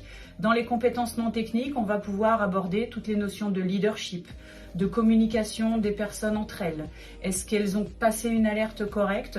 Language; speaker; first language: French; native; French